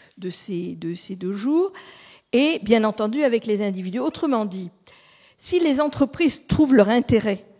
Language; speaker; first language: French; native; French